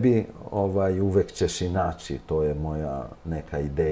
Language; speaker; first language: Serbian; non-native, local second language; Albanian